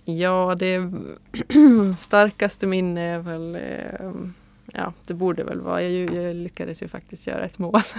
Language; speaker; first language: Swedish; native; Swedish